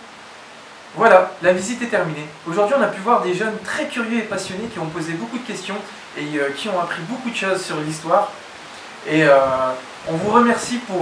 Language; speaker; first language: French; native; French